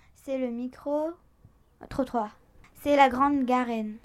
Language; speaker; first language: French; native; French